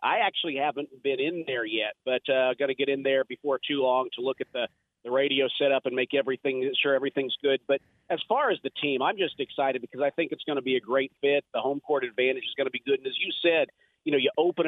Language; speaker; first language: English; native; English